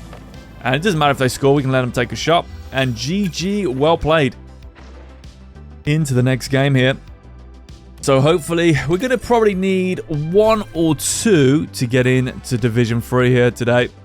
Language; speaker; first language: English; native; English